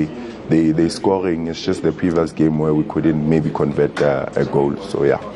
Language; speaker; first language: English; non-native, local second language; Zulu